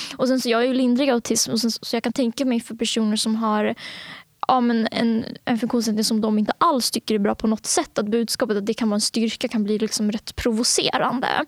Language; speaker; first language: Swedish; early bilingual, other home language; Bangla